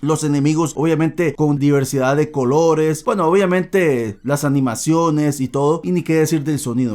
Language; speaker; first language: Spanish; native; Spanish